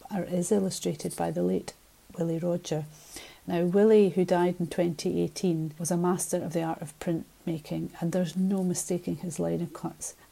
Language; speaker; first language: English; native; English